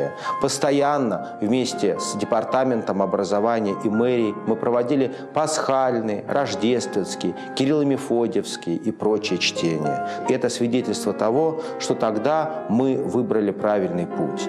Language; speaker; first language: Russian; native; Russian